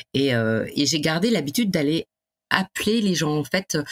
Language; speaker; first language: French; native; French